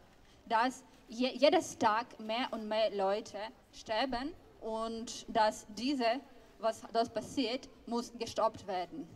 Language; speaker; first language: German; non-native, learner; Ukrainian